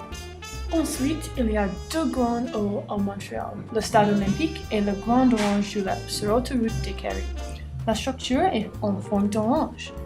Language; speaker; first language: French; non-native, learner; English